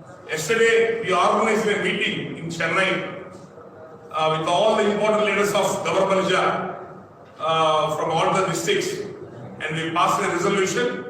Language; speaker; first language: English; non-native, local second language; Telugu